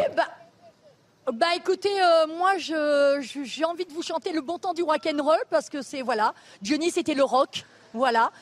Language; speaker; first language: French; native; French